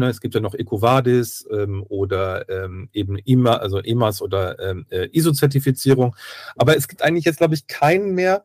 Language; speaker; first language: German; native; German